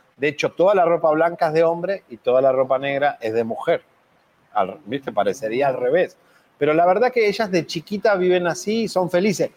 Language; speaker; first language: Spanish; native; Spanish